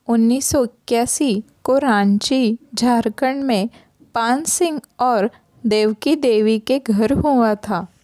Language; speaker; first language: Hindi; non-native, local second language; Marathi